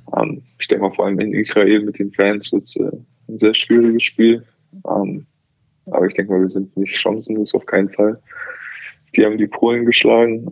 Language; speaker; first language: German; native; German